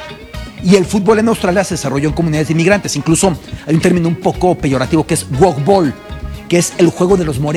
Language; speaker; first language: Spanish; native; Spanish